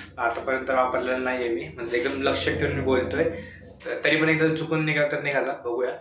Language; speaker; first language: Marathi; non-native, local second language; Hindi